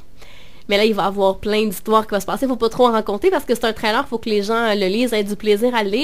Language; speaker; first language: French; native; French